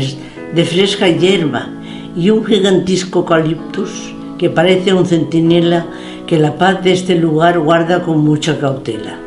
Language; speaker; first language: Spanish; non-native, local second language; Catalan